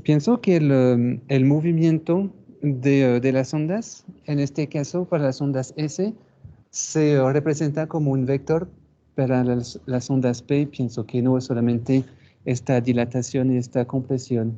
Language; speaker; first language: Spanish; non-native, fluent; French